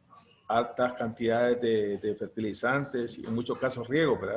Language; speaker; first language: Spanish; native; Spanish